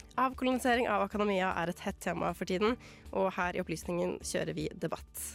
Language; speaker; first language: Norwegian; native; Norwegian